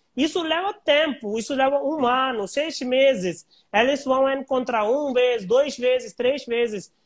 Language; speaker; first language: Portuguese; non-native, learner; Hindi